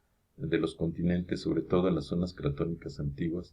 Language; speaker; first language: Spanish; native; Spanish